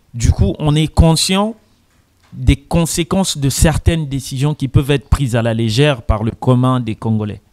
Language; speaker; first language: French; non-native, local second language; Lingala